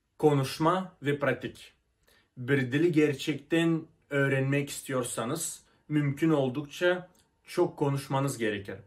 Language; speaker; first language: Turkish; non-native, fluent; Russian